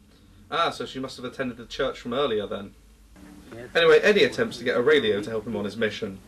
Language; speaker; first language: English; native; English